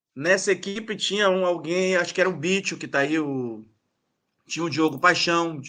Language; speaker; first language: Portuguese; native; Portuguese